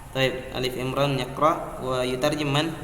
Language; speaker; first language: Arabic; non-native, fluent; Indonesian